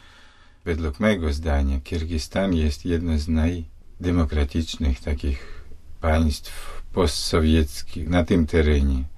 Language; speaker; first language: Polish; non-native, fluent; Russian